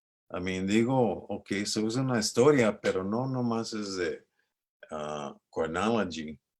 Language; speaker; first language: Spanish; early bilingual, other home language; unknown